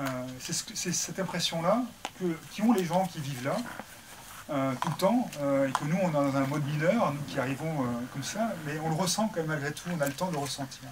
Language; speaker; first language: French; native; French